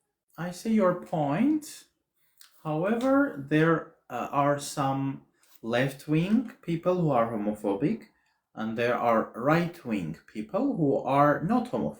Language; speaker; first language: English; non-native, fluent; Armenian